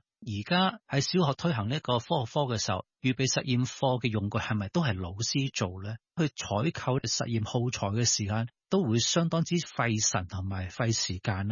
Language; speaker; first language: Cantonese; native; Cantonese